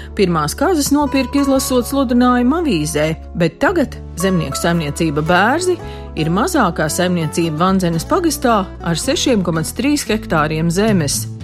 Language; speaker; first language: Latvian; native; Latvian